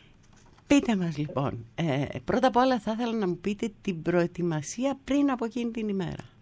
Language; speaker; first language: Greek; native; Greek